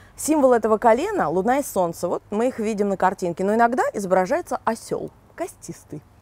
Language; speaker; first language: Russian; native; Russian